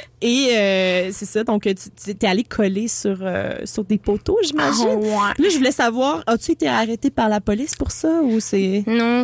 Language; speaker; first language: French; native; French